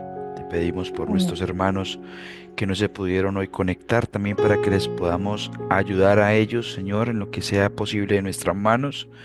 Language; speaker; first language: Spanish; native; Spanish